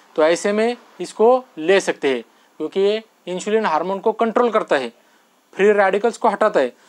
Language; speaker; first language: Hindi; non-native, local second language; Marathi